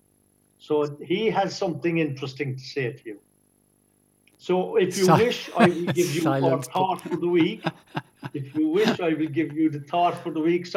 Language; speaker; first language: English; native; English